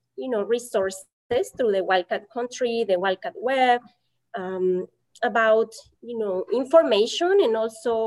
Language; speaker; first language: English; non-native, fluent; Spanish